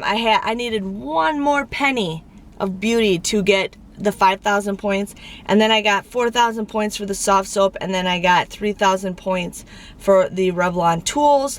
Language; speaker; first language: English; native; English